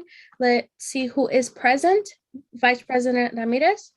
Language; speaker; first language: English; native; English